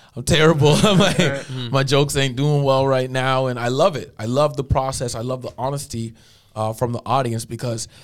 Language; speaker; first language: English; native; English